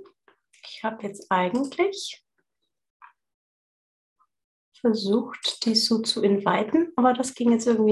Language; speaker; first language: German; native; German